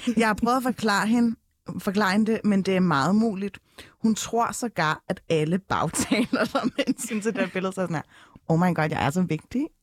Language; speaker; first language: Danish; native; Danish